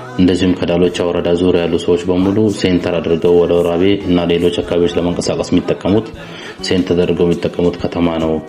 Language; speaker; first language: Amharic; non-native, local second language; Sebat Bet Gurage